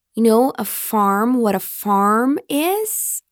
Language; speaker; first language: English; non-native, fluent; Portuguese